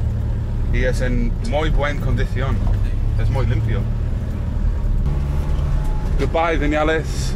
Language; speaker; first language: Spanish; non-native, learner; English